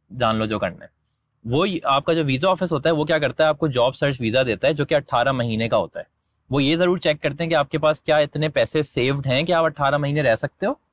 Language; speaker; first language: Urdu; native; Urdu